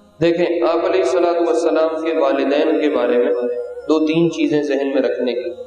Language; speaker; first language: Urdu; non-native, local second language; Punjabi